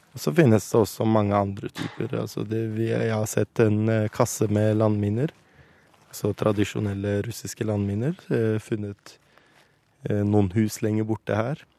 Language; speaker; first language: Norwegian; early bilingual, other home language; Kurdish